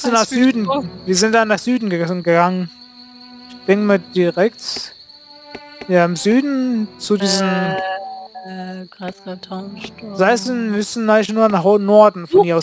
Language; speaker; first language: German; native; German